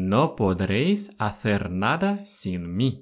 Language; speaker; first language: Spanish; non-native, fluent; Russian